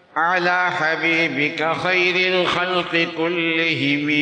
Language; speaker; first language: Urdu; native; Urdu